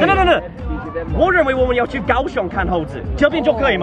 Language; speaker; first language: Chinese; non-native, learner; English